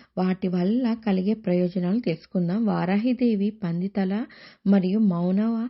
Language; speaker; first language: Telugu; native; Telugu